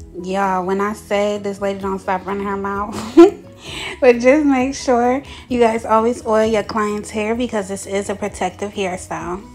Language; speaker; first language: English; native; English